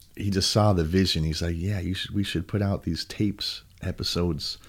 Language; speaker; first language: English; native; English